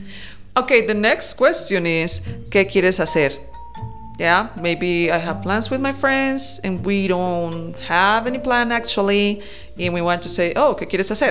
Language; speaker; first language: English; non-native, fluent; Spanish